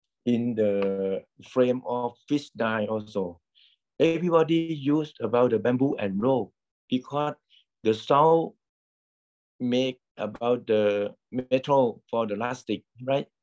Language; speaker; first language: English; non-native, learner; Thai